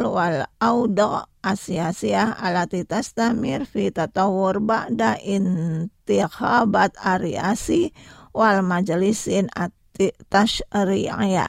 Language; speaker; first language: Arabic; non-native, fluent; Indonesian